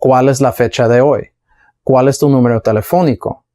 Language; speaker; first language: Spanish; non-native, fluent; English